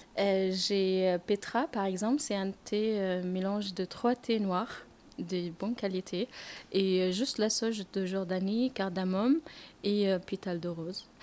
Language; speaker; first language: French; non-native, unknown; Arabic